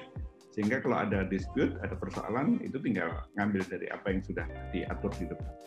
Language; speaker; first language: Indonesian; native; Indonesian